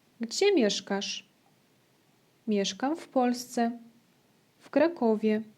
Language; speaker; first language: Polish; non-native, fluent; Ukrainian